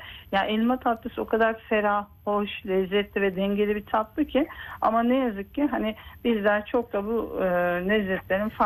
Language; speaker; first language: Turkish; native; Turkish